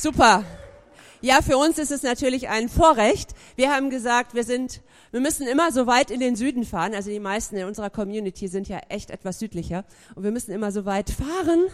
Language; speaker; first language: German; native; German